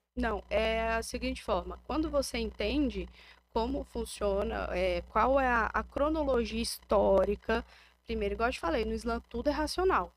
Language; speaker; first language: Portuguese; native; Portuguese